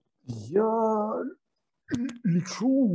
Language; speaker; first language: Polish; non-native, learner; Belarusian